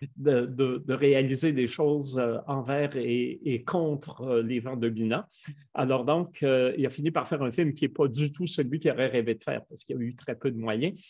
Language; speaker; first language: French; native; French